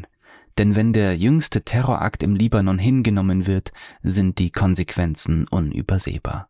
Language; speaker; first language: German; native; German